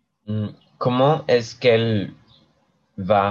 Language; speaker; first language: French; non-native, learner; English